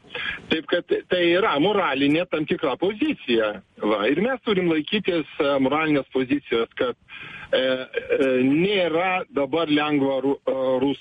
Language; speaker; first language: Lithuanian; native; Lithuanian